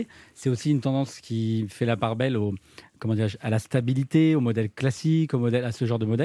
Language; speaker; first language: French; native; French